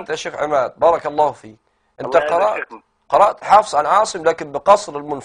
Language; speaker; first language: Arabic; native; Arabic